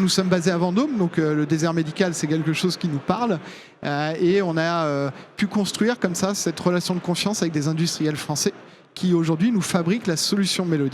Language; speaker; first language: French; native; French